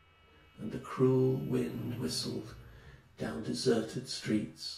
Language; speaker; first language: English; native; English